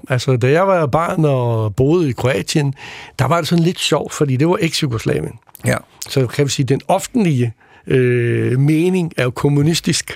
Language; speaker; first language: Danish; early bilingual, other home language; Croatian